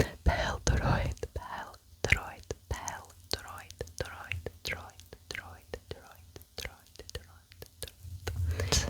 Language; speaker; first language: Welsh; non-native, local second language; English